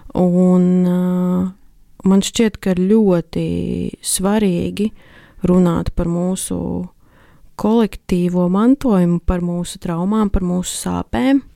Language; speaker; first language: Latvian; native; Latvian